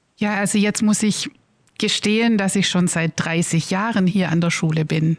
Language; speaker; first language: German; native; German